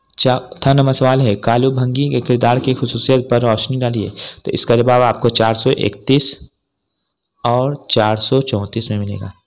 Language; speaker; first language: Urdu; native; Urdu